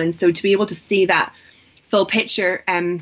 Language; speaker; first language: English; native; English